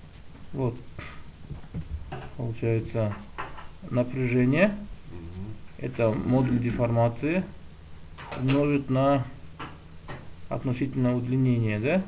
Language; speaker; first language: Russian; native; Russian